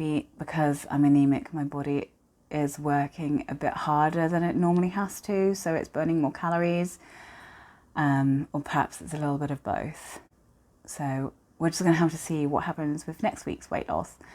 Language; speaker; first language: English; native; English